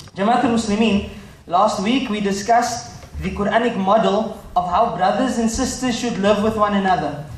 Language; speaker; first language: English; native; English